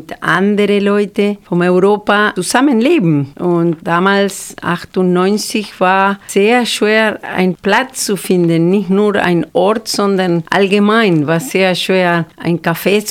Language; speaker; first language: German; non-native, fluent; Spanish